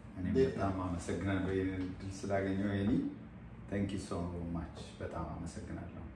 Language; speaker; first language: Amharic; non-native, local second language; Wolaytta